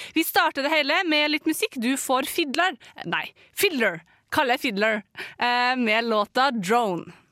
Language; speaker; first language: Norwegian; native; Norwegian